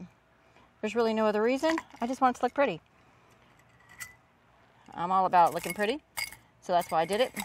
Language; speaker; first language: English; native; English